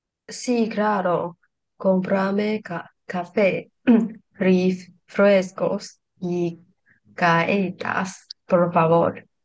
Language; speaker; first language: Spanish; non-native, learner; Chinese